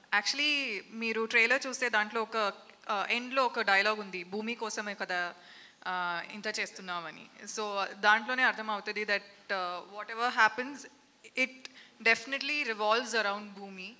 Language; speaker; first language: Telugu; non-native, learner; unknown